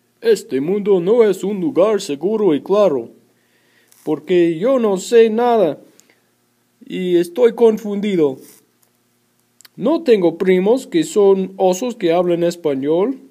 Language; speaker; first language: Spanish; non-native, learner; English